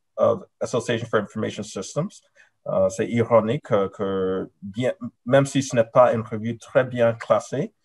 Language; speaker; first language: French; non-native, fluent; English